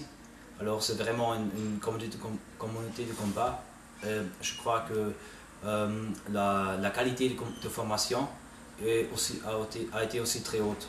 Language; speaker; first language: French; non-native, fluent; German